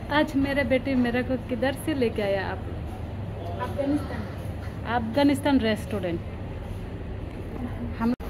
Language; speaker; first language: Hindi; non-native, learner; Bangla